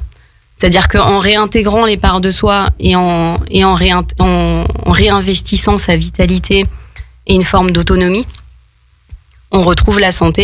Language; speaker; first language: French; native; French